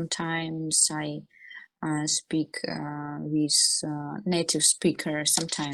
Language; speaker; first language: English; non-native, learner; Russian